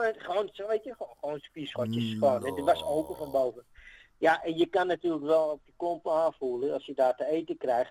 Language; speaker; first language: Dutch; native; Dutch